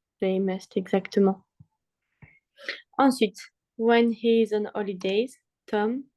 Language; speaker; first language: English; non-native, fluent; French